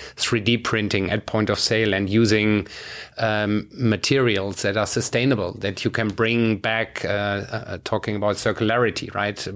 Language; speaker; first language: English; non-native, fluent; German